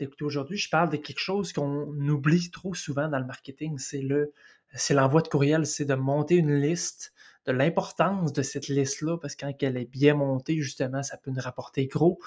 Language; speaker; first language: French; native; French